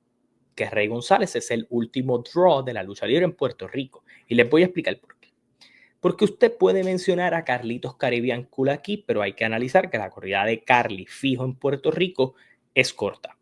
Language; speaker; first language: Spanish; native; Spanish